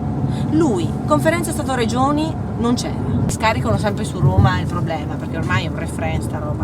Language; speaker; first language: Italian; native; Italian